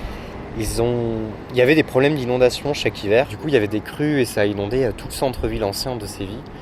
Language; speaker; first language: French; native; French